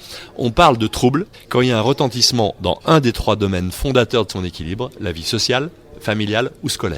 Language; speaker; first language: French; native; French